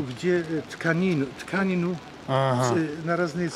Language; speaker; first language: Russian; non-native, learner; Polish